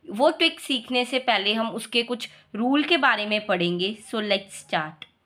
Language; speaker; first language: Hindi; non-native, local second language; Punjabi